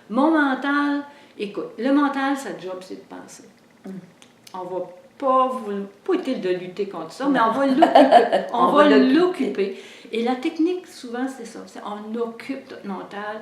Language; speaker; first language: French; native; French